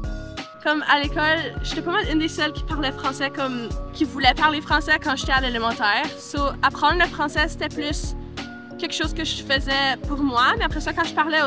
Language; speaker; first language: French; native; French